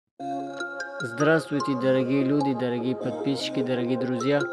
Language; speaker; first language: Russian; non-native, fluent; Tajik